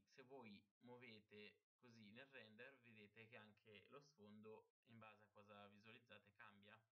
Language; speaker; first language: Italian; native; Italian